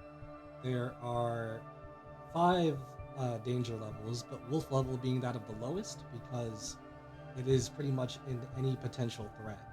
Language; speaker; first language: English; native; English